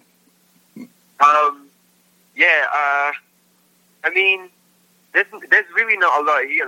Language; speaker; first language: English; non-native, local second language; Filipino